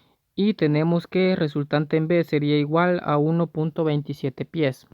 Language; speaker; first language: Spanish; native; Spanish